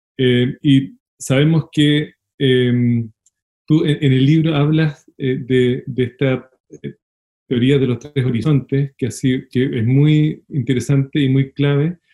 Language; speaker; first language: Spanish; native; Spanish